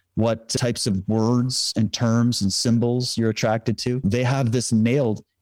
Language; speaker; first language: English; native; English